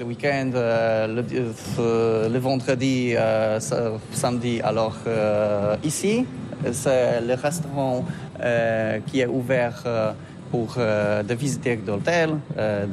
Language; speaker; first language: French; non-native, learner; Polish